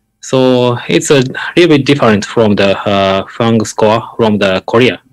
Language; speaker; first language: English; non-native, learner; Japanese